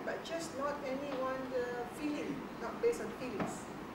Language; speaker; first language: English; non-native, local second language; Malay